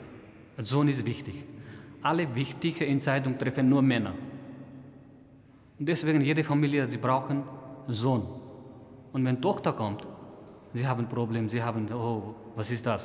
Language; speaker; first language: German; non-native, learner; Nepali